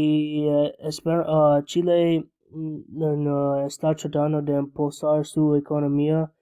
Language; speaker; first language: Spanish; non-native, learner; English